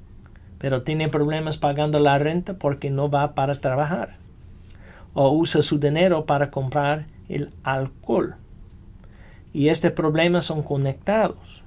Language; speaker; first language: Spanish; non-native, fluent; English